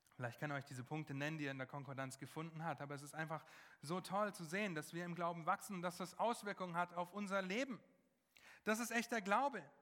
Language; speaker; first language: German; non-native, fluent; English